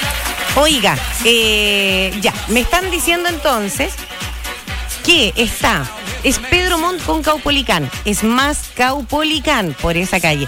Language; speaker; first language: Spanish; native; Spanish